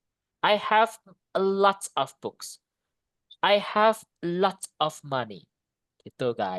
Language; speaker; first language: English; non-native, fluent; Indonesian